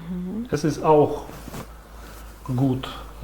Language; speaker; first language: German; non-native, learner; Russian